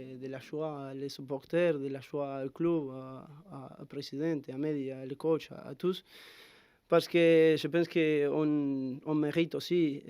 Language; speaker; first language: French; non-native, fluent; Spanish